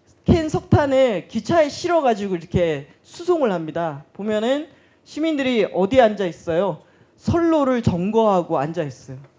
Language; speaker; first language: Korean; native; Korean